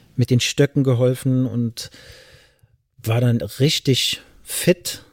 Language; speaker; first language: German; native; German